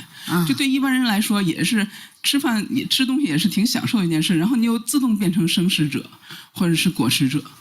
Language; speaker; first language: Chinese; native; Chinese